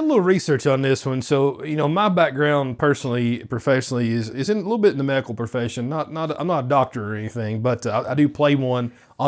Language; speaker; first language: English; native; English